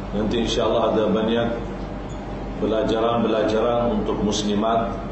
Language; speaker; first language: Malay; non-native, fluent; Arabic